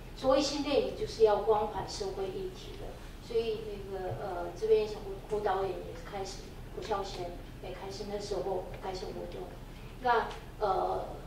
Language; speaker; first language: Chinese; non-native, fluent; Korean